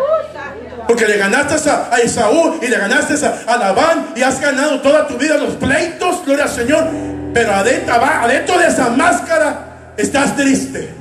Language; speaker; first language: Spanish; native; Spanish